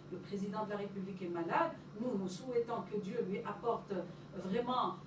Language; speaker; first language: French; non-native, local second language; Arabic